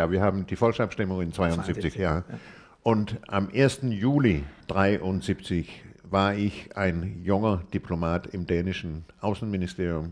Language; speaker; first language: German; non-native, fluent; Danish